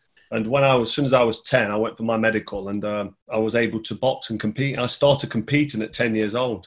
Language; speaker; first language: English; native; English